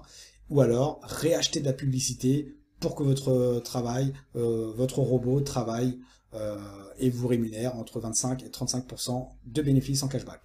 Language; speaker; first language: French; native; French